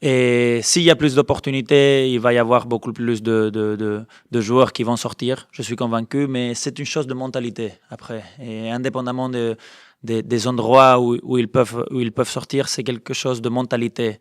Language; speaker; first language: French; non-native, fluent; Spanish